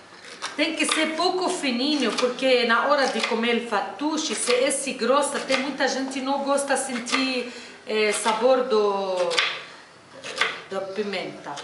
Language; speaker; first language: Portuguese; non-native, fluent; Arabic